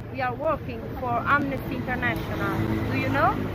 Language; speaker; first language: English; non-native, fluent; Italian